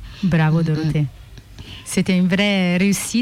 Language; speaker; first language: French; native; French